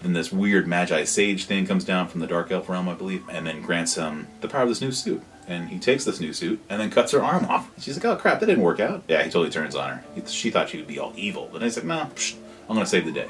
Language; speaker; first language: English; native; English